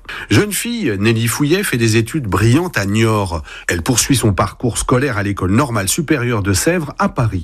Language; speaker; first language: French; native; French